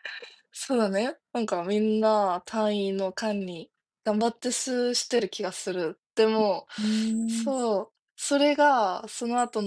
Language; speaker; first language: Japanese; non-native, fluent; Korean